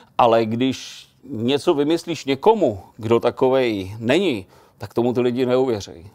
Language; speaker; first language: Czech; native; Czech